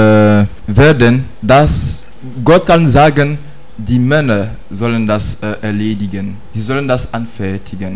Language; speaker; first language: German; non-native, learner; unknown